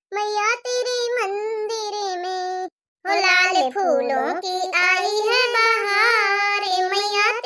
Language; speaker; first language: Hindi; native; Hindi